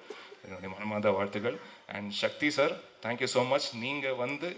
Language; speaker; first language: Tamil; native; Tamil